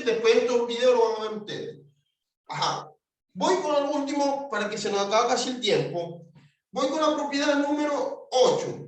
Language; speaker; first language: Spanish; native; Spanish